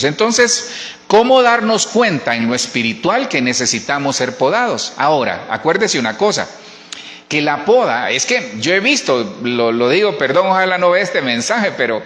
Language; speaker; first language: Spanish; native; Spanish